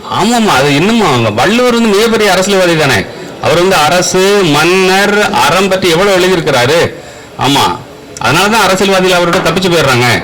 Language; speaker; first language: Tamil; native; Tamil